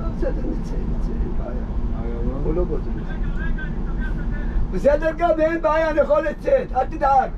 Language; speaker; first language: Hebrew; non-native, local second language; Arabic